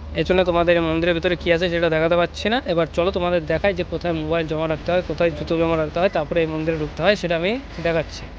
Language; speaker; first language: Bangla; native; Bangla